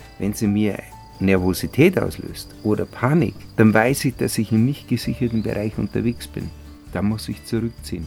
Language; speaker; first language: German; native; German